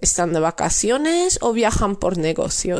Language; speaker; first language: Spanish; non-native, fluent; Dutch